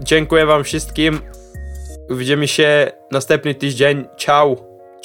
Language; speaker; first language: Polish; non-native, learner; Czech